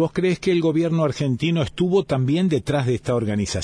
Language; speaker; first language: Spanish; native; Spanish